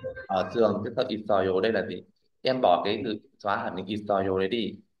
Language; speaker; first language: Vietnamese; native; Vietnamese